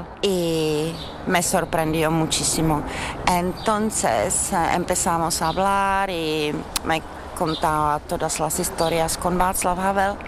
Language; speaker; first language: Spanish; non-native, learner; Czech